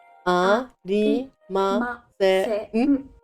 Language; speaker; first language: Japanese; non-native, learner; German